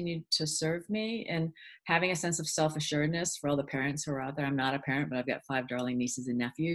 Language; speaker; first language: English; early bilingual, other home language; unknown